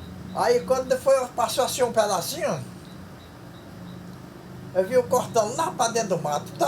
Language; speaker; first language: Portuguese; native; Portuguese